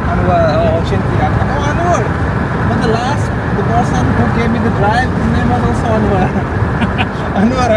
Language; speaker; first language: English; non-native, local second language; Hindi